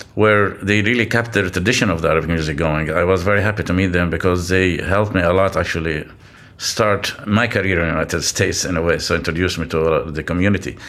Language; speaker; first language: English; non-native, fluent; Arabic